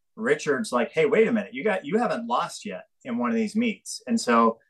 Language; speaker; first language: English; native; English